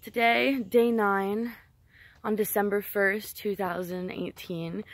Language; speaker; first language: English; native; English